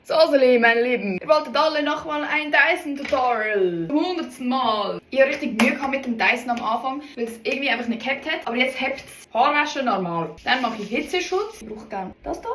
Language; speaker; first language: German; native; German